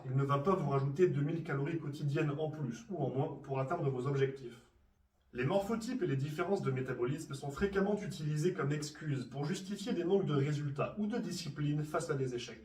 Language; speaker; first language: French; native; French